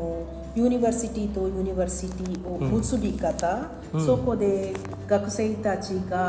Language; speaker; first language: Japanese; non-native, fluent; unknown